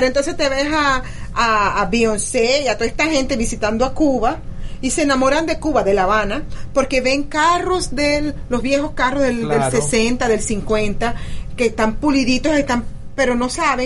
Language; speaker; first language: Spanish; native; Spanish